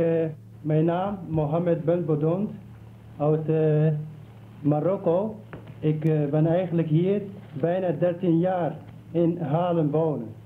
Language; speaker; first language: Dutch; non-native, learner; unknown